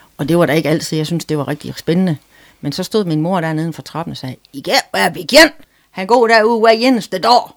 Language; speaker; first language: Danish; native; Danish